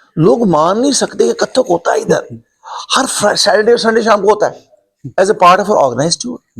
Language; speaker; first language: Hindi; non-native, local second language; Punjabi